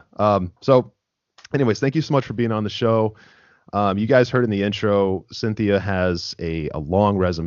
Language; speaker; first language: English; native; English